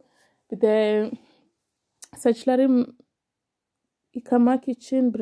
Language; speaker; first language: Turkish; non-native, learner; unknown